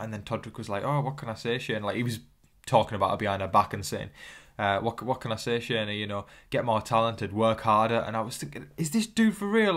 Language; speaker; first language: English; native; English